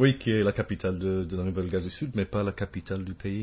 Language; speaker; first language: French; non-native, fluent; English